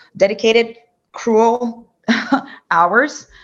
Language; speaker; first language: English; non-native, fluent; Portuguese